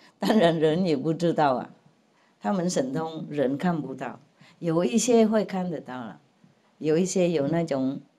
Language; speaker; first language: Chinese; non-native, fluent; Vietnamese